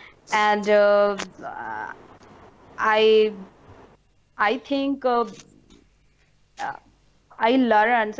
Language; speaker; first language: English; non-native, learner; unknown